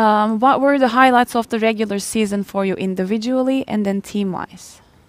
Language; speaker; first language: English; non-native, fluent; Turkish